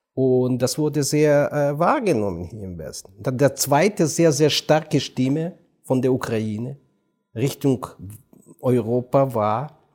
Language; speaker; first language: German; non-native, fluent; Ukrainian